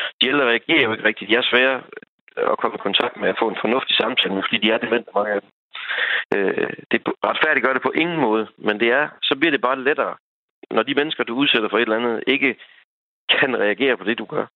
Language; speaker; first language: Danish; native; Danish